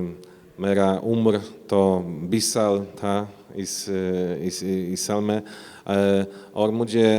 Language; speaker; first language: Hindi; non-native, learner; Polish